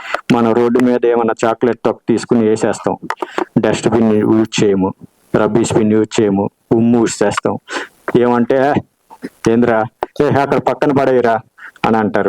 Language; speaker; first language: Telugu; native; Telugu